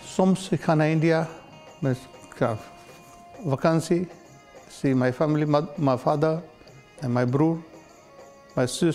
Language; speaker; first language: Dutch; non-native, learner; Punjabi